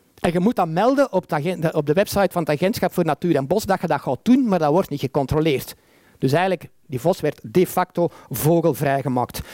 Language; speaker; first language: Dutch; native; Dutch